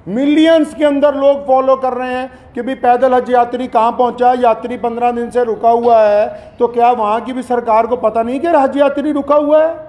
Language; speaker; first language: Hindi; native; Hindi